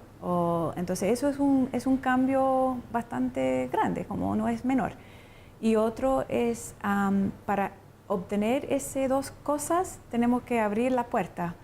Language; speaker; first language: Spanish; non-native, fluent; English